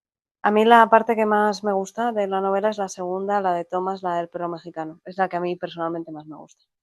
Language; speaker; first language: Spanish; native; Spanish